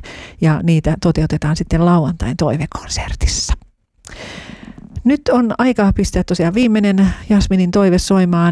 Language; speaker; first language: Finnish; native; Finnish